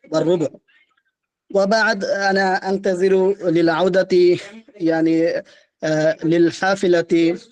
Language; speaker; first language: Arabic; non-native, learner; Bangla